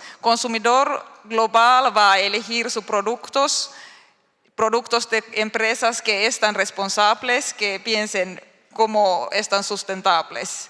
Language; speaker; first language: Spanish; non-native, learner; Finnish